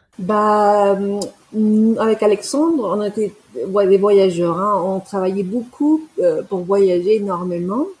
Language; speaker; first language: French; non-native, fluent; Spanish